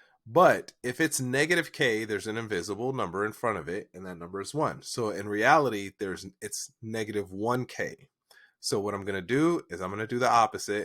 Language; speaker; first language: English; native; English